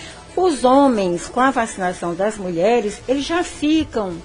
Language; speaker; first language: Portuguese; native; Portuguese